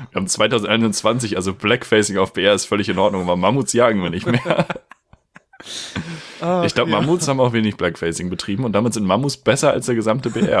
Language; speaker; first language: German; native; German